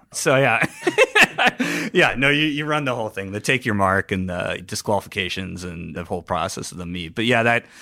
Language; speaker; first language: English; native; English